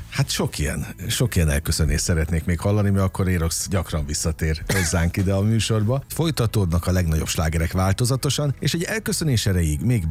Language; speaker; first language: Hungarian; native; Hungarian